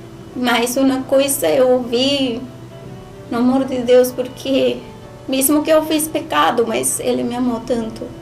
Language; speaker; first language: Portuguese; non-native, learner; Spanish